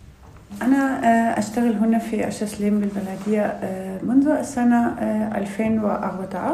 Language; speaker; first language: Arabic; non-native, learner; Russian